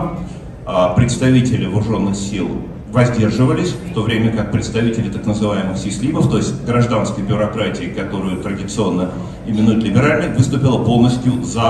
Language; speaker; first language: Russian; native; Russian